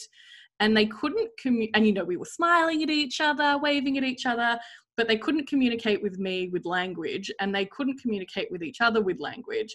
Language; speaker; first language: English; native; English